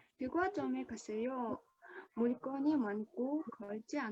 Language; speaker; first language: Korean; non-native, learner; Mongolian